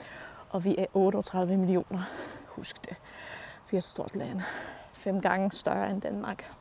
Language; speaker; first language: Danish; non-native, fluent; Polish